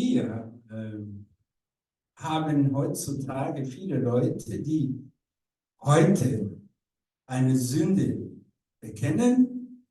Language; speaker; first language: German; non-native, learner; Rundi